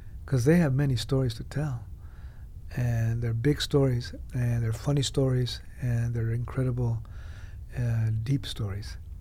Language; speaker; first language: English; early bilingual, other home language; Spanish